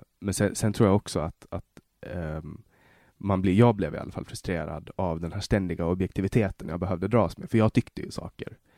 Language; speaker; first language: Swedish; native; Swedish